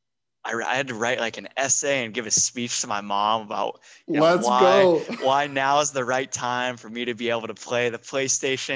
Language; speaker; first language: English; native; English